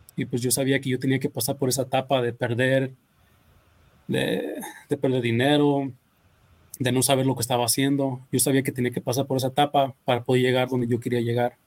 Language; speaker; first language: Spanish; early bilingual, heritage; Spanish